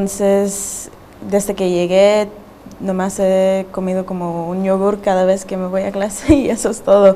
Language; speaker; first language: Spanish; early bilingual, heritage; Spanish